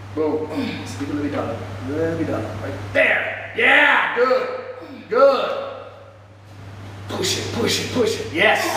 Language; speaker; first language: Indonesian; non-native, fluent; English